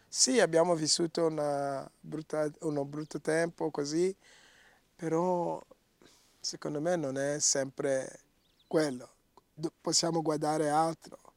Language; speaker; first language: Italian; non-native, fluent; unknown